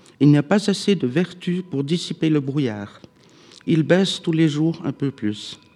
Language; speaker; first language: French; native; French